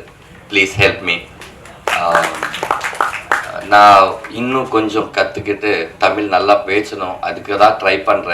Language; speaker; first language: Tamil; non-native, learner; Telugu